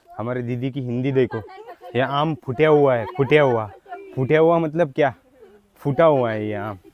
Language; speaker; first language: Hindi; non-native, local second language; Marathi